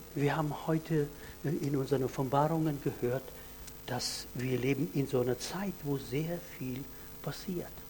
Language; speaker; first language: German; non-native, fluent; Russian